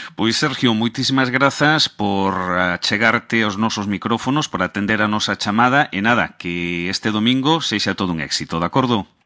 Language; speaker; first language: Galician; native; Galician